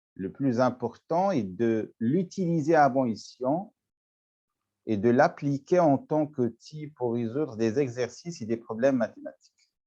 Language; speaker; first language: French; non-native, local second language; Arabic